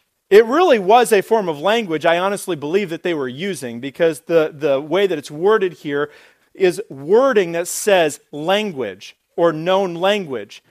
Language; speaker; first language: English; native; English